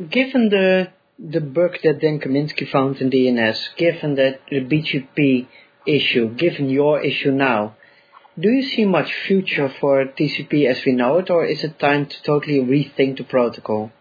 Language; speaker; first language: English; non-native, fluent; Dutch